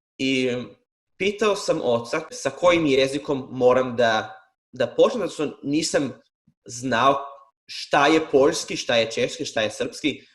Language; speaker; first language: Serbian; non-native, fluent; Hebrew